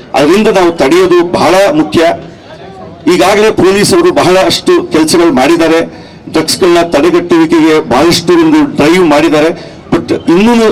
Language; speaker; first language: Kannada; native; Kannada